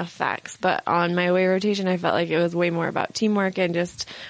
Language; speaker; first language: English; native; English